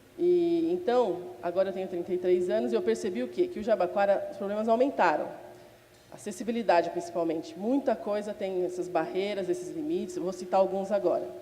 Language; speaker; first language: Portuguese; non-native, local second language; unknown